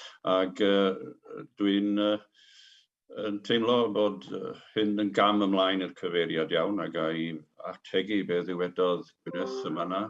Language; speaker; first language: Welsh; native; Welsh